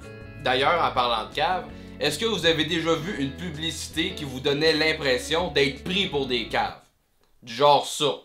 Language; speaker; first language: French; native; French